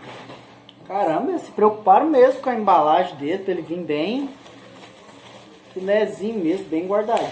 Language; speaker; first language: Portuguese; native; Portuguese